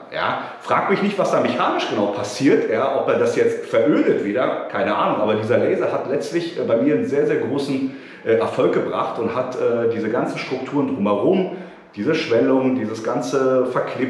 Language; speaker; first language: German; native; German